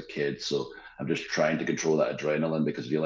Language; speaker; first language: English; native; English